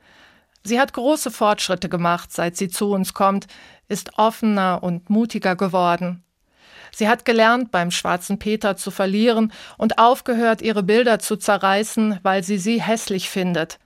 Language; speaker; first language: German; native; German